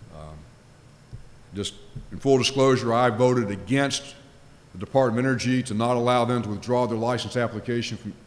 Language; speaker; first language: English; native; English